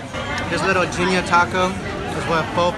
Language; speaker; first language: English; native; English